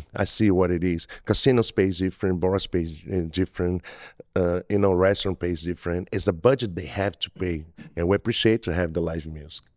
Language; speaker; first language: English; non-native, learner; Portuguese